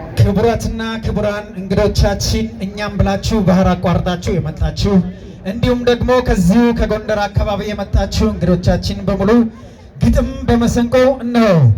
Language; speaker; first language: Amharic; native; Amharic